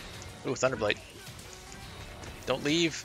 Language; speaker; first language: English; native; English